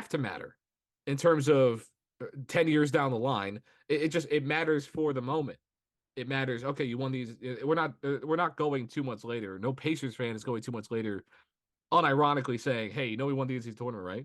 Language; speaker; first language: English; native; English